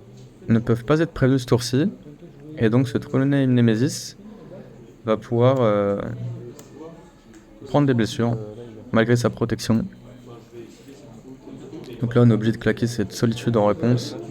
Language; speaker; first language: French; native; French